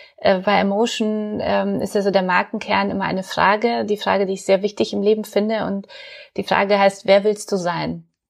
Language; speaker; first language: German; early bilingual, other home language; Polish